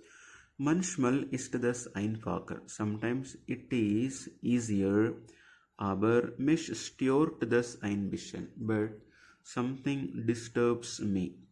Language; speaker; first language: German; non-native, fluent; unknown